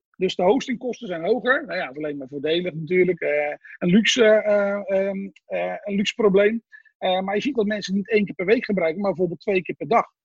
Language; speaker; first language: Dutch; native; Dutch